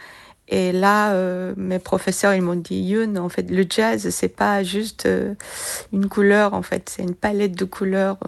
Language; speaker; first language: French; non-native, fluent; Korean